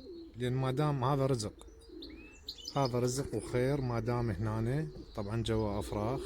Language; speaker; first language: Arabic; native; Arabic